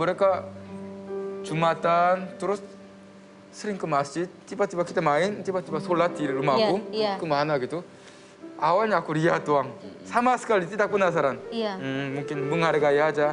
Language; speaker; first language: Indonesian; non-native, fluent; Korean